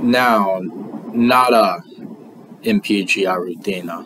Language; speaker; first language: Portuguese; non-native, learner; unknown